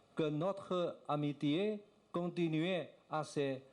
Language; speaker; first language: French; non-native, learner; Chinese